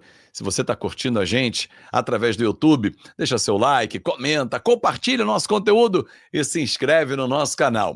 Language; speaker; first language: Portuguese; native; Portuguese